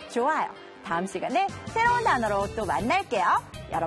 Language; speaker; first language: Korean; native; Korean